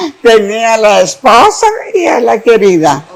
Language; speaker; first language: Spanish; non-native, fluent; Greek